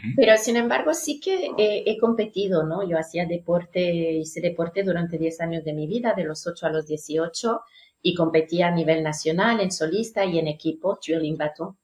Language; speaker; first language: Spanish; non-native, fluent; French